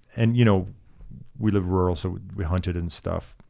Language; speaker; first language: English; native; English